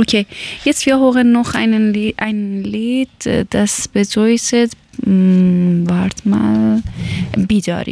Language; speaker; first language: German; non-native, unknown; Persian